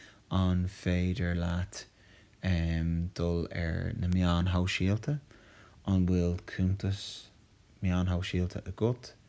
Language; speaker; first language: Irish; non-native, local second language; English